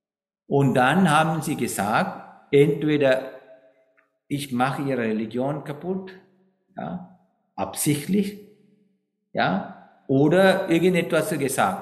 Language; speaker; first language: German; non-native, fluent; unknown